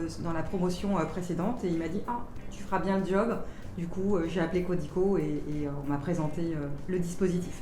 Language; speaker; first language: French; native; French